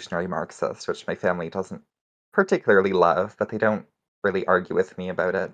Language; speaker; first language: English; native; English